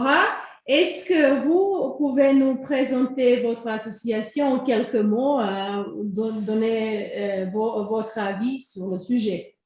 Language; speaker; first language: French; non-native, fluent; Croatian